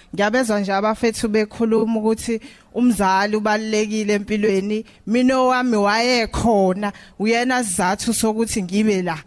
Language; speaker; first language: Zulu; native; Zulu